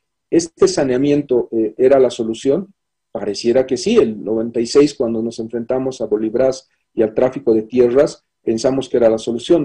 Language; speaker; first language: Spanish; native; Spanish